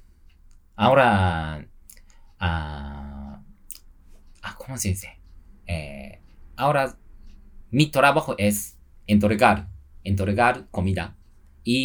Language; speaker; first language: Spanish; non-native, learner; Japanese